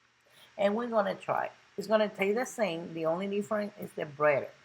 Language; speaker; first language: English; non-native, local second language; Spanish